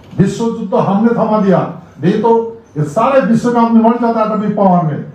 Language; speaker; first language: Hindi; non-native, local second language; Rangpuri